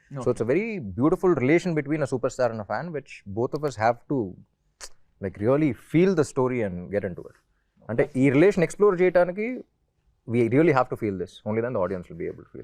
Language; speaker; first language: Telugu; native; Telugu